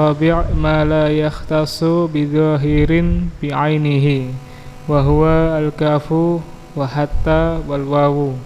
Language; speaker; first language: Arabic; non-native, learner; Indonesian